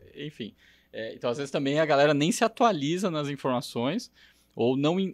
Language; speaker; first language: Portuguese; native; Portuguese